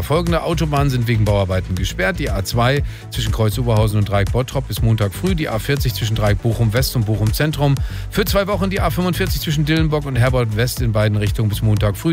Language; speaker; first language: German; native; German